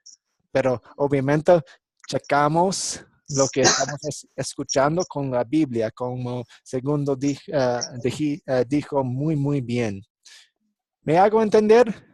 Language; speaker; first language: Spanish; non-native, fluent; English